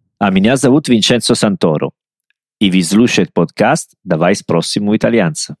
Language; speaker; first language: Russian; non-native, learner; Italian